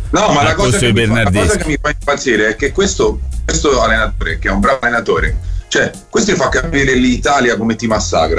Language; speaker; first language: Italian; native; Italian